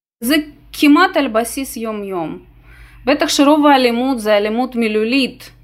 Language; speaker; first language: Hebrew; non-native, fluent; Russian